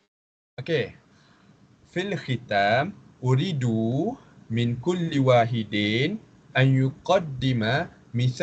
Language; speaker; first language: Arabic; non-native, fluent; Malay